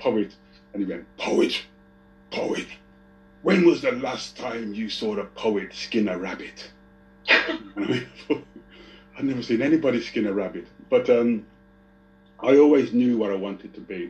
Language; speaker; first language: English; native; English